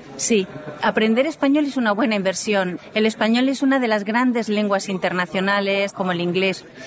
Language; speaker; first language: Spanish; native; Spanish